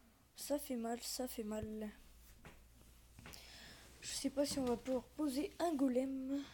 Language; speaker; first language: French; native; French